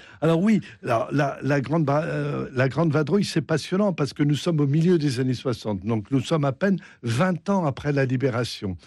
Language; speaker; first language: French; native; French